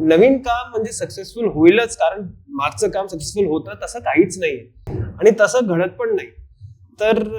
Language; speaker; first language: Marathi; non-native, fluent; Hindi